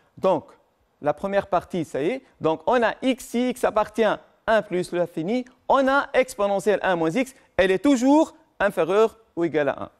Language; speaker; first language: French; non-native, local second language; Arabic